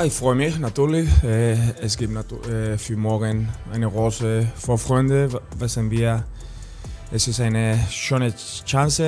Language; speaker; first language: German; non-native, fluent; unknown